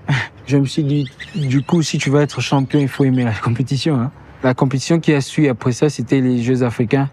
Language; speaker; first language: French; early bilingual, heritage; Lingala